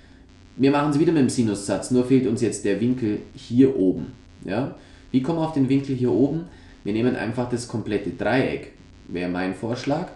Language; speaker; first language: German; native; German